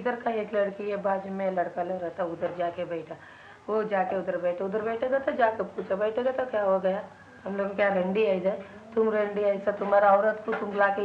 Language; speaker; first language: Hindi; non-native, local second language; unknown